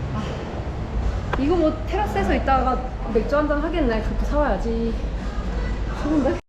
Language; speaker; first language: Korean; native; Korean